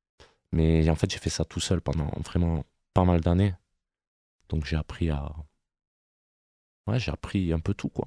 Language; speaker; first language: French; native; French